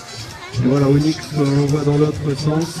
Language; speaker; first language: French; native; French